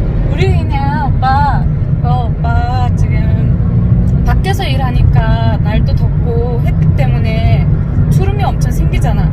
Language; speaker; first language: Korean; non-native, fluent; Mongolian